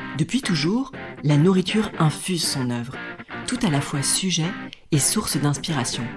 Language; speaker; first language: French; native; French